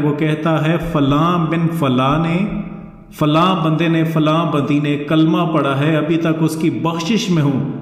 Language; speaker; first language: Urdu; non-native, local second language; Northern Hindko